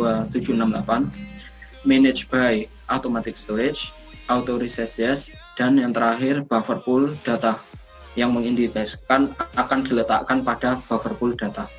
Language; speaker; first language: Indonesian; native; Indonesian